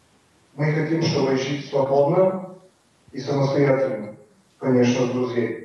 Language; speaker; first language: Russian; non-native, learner; Bulgarian